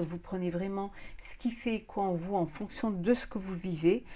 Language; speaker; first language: French; native; French